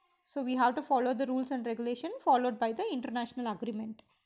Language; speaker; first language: English; non-native, local second language; Tamil